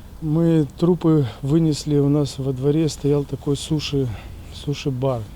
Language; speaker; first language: Russian; native; Russian